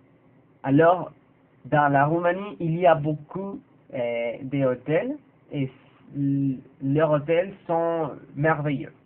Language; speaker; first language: French; non-native, learner; Spanish